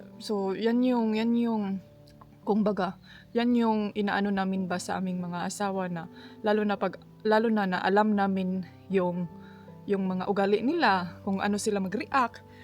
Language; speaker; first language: Filipino; non-native, local second language; Cebuano